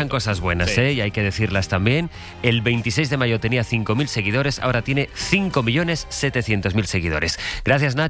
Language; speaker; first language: Spanish; native; Spanish